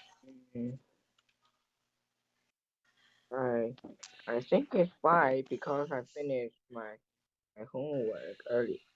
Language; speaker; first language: English; non-native, learner; Chinese